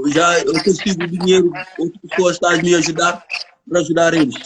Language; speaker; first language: Portuguese; non-native, learner; Kabuverdianu